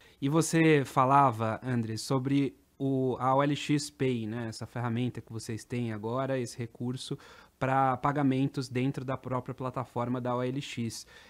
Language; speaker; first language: Portuguese; native; Portuguese